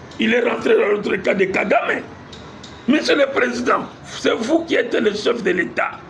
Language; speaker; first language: French; non-native, local second language; Lingala